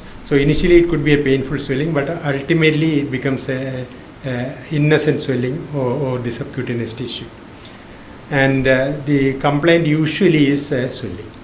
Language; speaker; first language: English; non-native, local second language; Malayalam